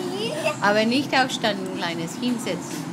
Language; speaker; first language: German; non-native, learner; English